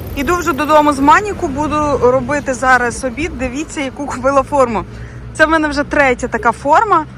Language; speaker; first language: Ukrainian; non-native, local second language; Russian